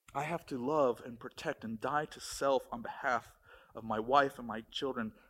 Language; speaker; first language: English; native; English